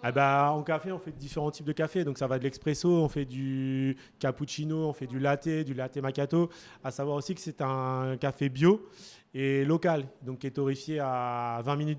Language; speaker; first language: French; native; French